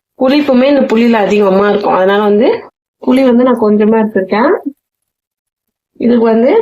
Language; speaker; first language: Tamil; native; Tamil